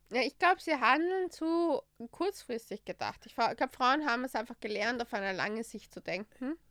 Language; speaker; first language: German; early bilingual, other home language; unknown